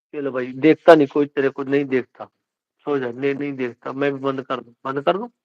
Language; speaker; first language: Hindi; non-native, local second language; Punjabi